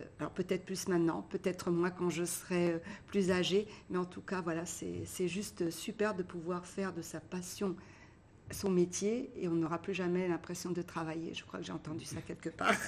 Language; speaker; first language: French; early bilingual, other home language; Portuguese